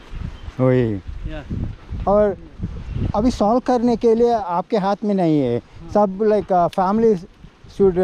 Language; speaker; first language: Hindi; non-native, local second language; Telugu